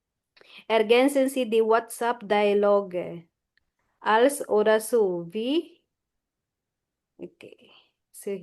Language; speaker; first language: German; non-native, fluent; Filipino